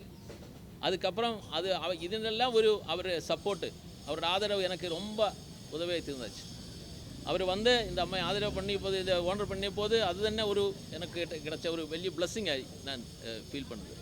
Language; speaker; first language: Tamil; non-native, learner; Malayalam